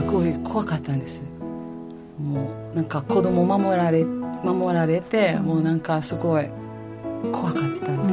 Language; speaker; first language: Japanese; non-native, fluent; Filipino